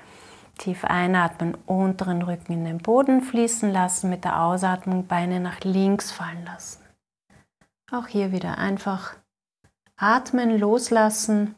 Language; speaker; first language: German; native; German